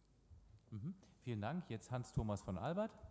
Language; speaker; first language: German; native; German